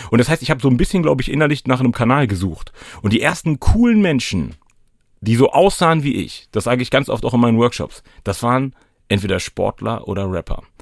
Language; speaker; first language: German; native; German